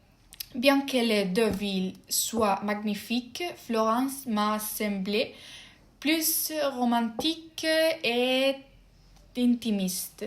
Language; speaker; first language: French; non-native, fluent; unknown